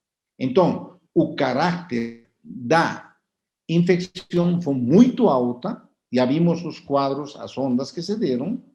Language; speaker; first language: Portuguese; non-native, fluent; Spanish